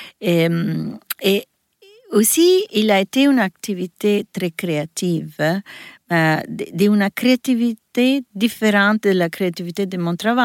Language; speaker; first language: French; non-native, learner; Italian